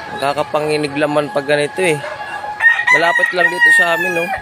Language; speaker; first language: Filipino; native; Filipino